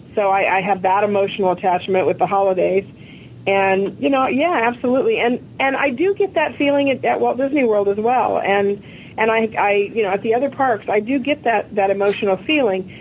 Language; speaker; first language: English; native; English